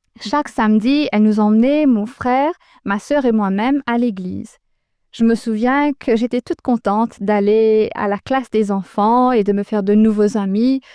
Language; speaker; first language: French; non-native, local second language; Morisyen